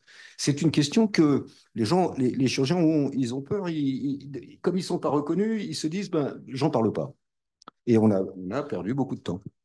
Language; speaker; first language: French; native; French